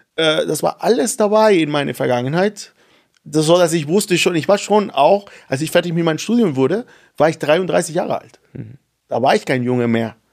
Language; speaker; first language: German; non-native, fluent; Spanish